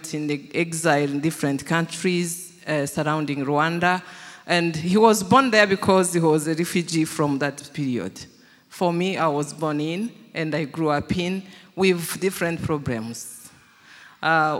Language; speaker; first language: English; non-native, local second language; Kinyarwanda